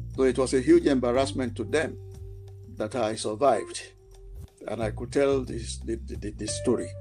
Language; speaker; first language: English; non-native, local second language; Yoruba